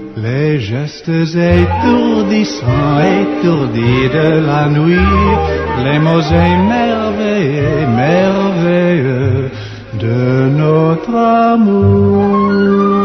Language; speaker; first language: French; non-native, learner; English